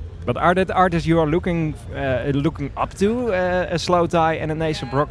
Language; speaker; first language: English; non-native, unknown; Dutch